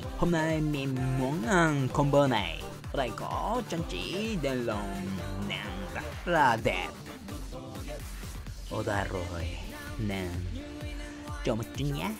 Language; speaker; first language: Vietnamese; non-native, learner; Japanese